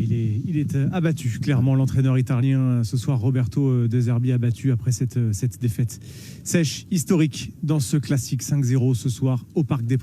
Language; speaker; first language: French; native; French